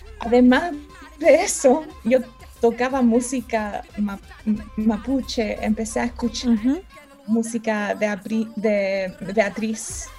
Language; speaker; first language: Spanish; early bilingual, heritage; Spanish